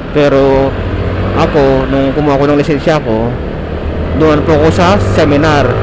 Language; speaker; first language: Filipino; non-native, local second language; Iloko